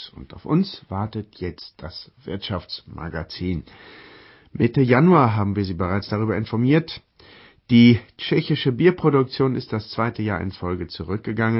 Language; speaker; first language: German; native; German